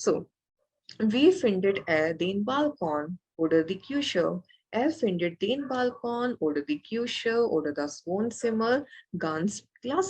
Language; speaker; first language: German; non-native, learner; Malayalam